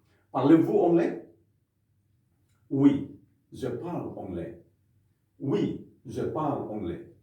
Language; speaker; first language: French; non-native, fluent; Indonesian